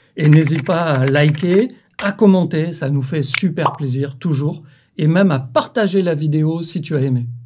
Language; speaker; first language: French; native; French